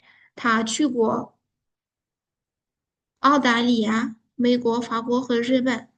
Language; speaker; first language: Chinese; non-native, fluent; Uzbek